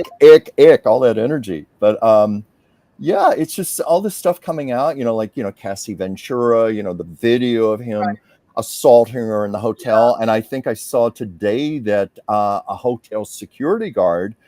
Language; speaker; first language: English; native; English